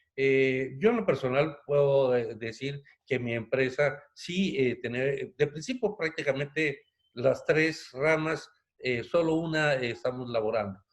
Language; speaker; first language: Spanish; native; Spanish